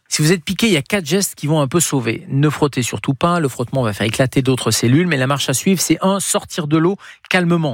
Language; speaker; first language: French; native; French